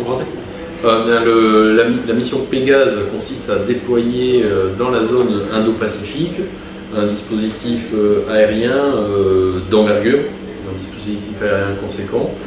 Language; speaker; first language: French; native; French